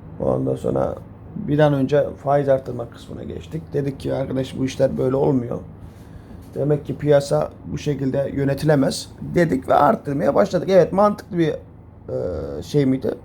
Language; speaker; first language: Turkish; native; Turkish